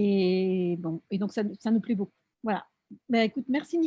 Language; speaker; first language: French; native; French